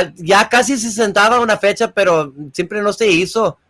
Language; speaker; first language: Spanish; early bilingual, other home language; English